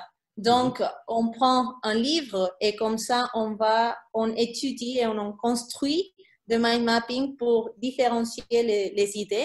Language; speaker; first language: French; non-native, fluent; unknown